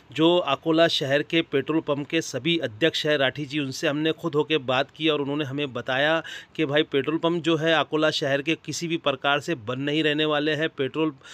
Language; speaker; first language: Hindi; native; Hindi